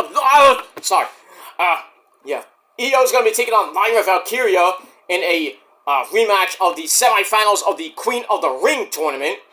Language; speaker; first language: English; native; English